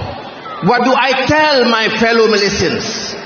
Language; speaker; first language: English; non-native, local second language; Malay